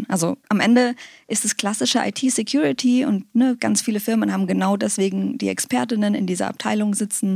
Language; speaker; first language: German; native; German